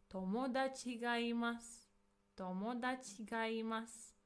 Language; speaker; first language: Japanese; non-native, fluent; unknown